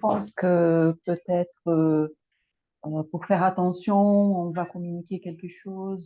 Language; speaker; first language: French; non-native, fluent; Portuguese